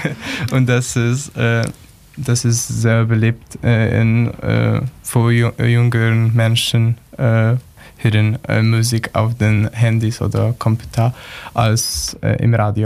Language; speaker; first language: German; non-native, learner; Polish